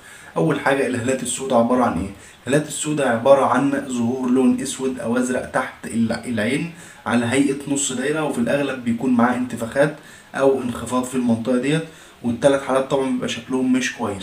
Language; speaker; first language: Arabic; native; Arabic